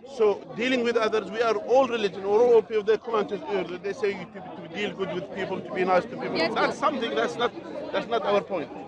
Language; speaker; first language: English; non-native, fluent; Arabic